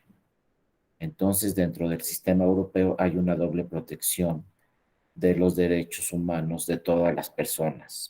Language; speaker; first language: Spanish; native; Spanish